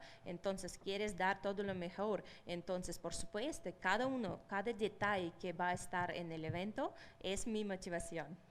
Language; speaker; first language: Spanish; non-native, fluent; Russian